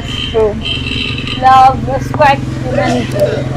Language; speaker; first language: English; non-native, local second language; Hindi